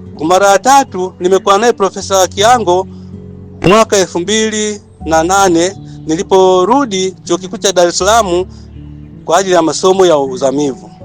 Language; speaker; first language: Swahili; native; Swahili